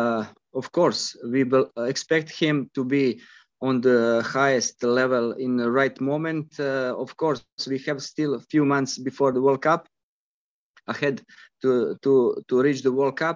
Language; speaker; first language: English; non-native, fluent; Croatian